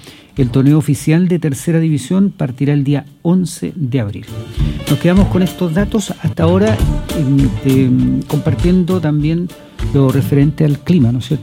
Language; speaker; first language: Spanish; native; Spanish